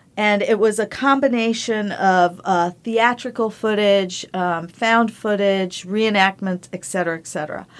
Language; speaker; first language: English; early bilingual, other home language; Spanish